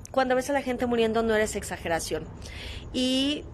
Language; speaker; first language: Spanish; native; Spanish